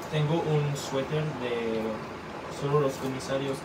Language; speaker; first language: Spanish; early bilingual, heritage; Spanish